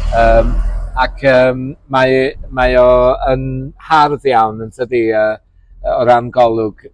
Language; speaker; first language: Welsh; native; Welsh